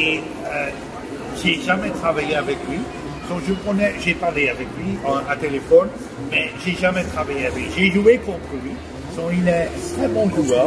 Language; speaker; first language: French; non-native, fluent; Dutch